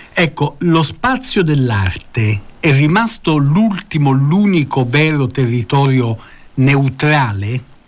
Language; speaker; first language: Italian; native; Italian